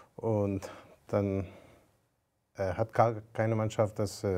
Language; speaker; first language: German; non-native, fluent; Persian